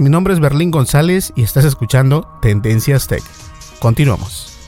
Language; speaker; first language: Spanish; native; Spanish